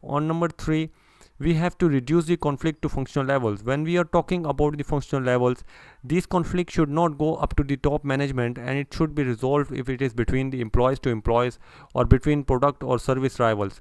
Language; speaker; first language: English; non-native, local second language; Urdu